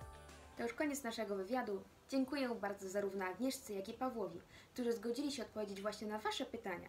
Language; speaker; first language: Polish; native; Polish